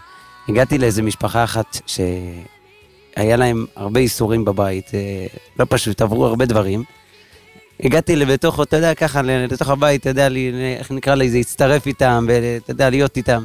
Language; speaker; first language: Hebrew; native; Hebrew